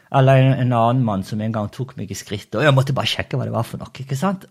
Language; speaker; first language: Norwegian; early bilingual, other home language; Portuguese